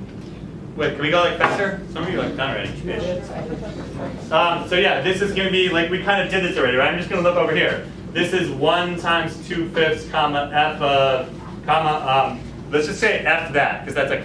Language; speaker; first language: English; native; English